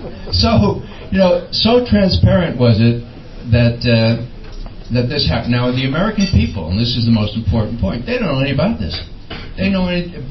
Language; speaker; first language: English; native; English